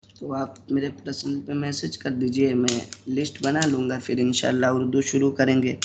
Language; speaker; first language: Urdu; native; Urdu